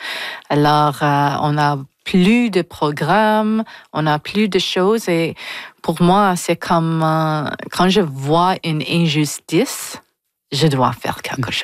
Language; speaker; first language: French; non-native, local second language; English